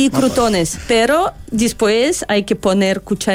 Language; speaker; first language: Spanish; non-native, learner; Russian